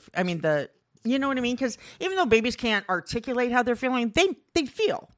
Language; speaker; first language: English; early bilingual, other home language; Korean